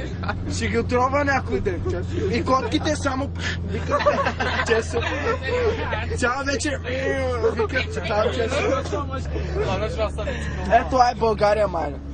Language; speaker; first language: Bulgarian; non-native, local second language; Turkish